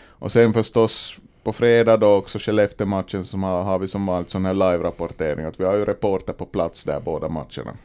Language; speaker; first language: Swedish; native; Swedish